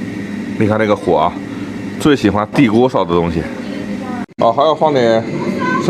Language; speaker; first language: Chinese; native; Chinese